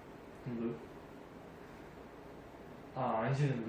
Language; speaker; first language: Korean; native; Korean